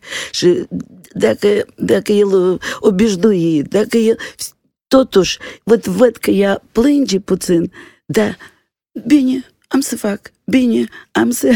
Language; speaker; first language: Romanian; non-native, local second language; Russian